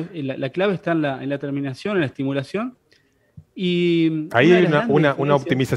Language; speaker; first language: Spanish; native; Spanish